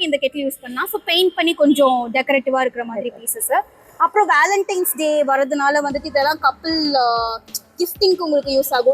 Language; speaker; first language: Tamil; native; Tamil